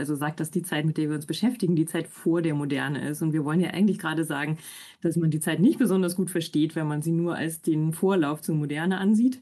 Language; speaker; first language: German; native; German